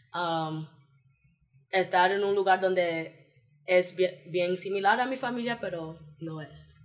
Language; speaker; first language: Spanish; early bilingual, heritage; Spanish